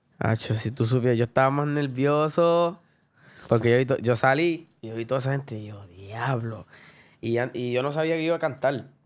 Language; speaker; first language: Spanish; early bilingual, other home language; English